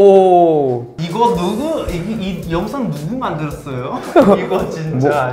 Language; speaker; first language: Korean; non-native, fluent; Portuguese